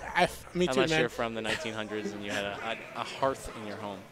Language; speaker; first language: English; native; English